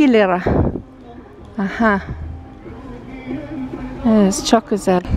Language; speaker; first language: Turkish; non-native, learner; English